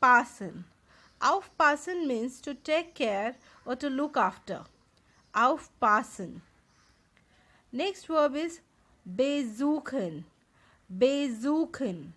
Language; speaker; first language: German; non-native, fluent; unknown